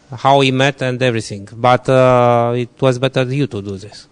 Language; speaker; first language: English; non-native, fluent; Romanian